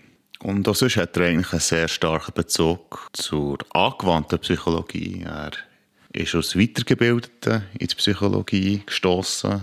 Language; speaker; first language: German; native; German